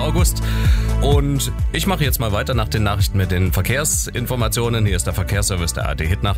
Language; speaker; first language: German; native; German